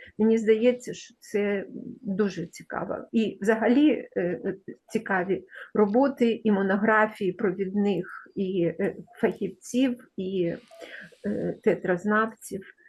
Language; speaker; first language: Ukrainian; native; Ukrainian